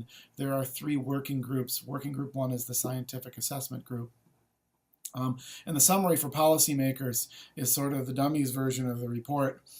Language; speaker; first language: English; native; English